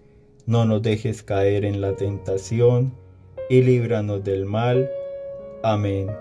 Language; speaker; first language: Spanish; native; Spanish